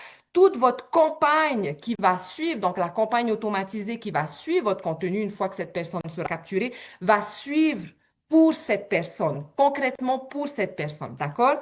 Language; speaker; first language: French; native; French